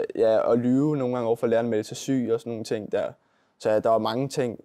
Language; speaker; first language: Danish; native; Danish